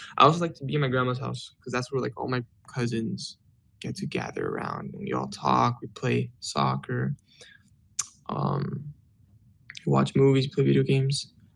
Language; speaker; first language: English; early bilingual, other home language; Spanish